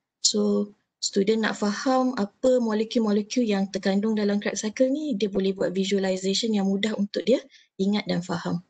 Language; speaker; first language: Malay; native; Malay